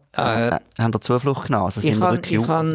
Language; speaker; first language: German; native; German